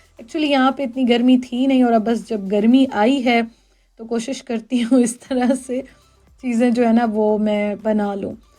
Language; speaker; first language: Hindi; native; Hindi